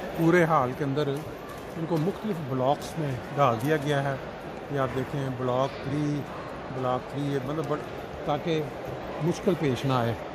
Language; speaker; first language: Urdu; non-native, local second language; Punjabi